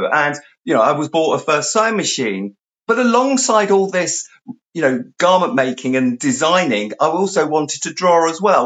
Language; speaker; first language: English; native; English